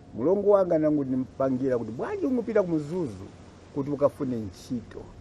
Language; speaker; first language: Nyanja; non-native, local second language; Tumbuka